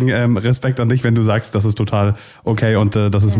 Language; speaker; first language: German; native; German